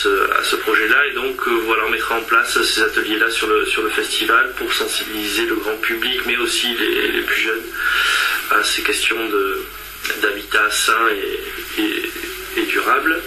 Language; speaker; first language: French; native; French